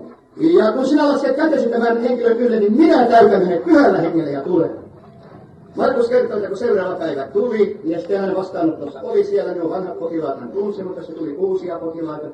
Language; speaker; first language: Finnish; native; Finnish